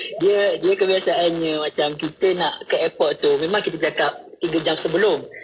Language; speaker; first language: Malay; native; Malay